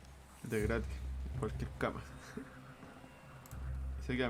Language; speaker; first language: Spanish; native; Spanish